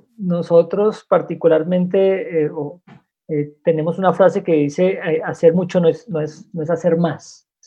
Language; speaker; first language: Spanish; native; Spanish